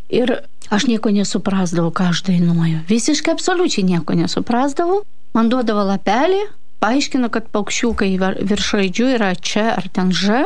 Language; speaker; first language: Lithuanian; non-native, fluent; Russian